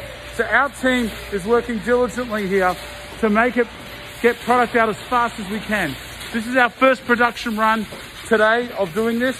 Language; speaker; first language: English; native; English